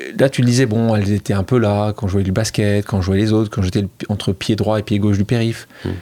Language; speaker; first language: French; native; French